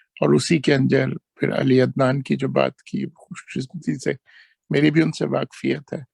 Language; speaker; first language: Urdu; non-native, local second language; Punjabi